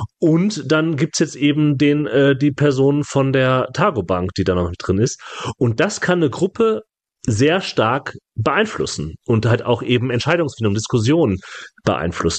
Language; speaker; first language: German; native; German